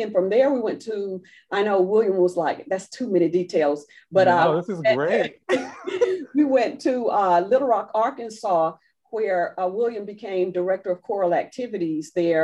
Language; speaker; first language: English; native; English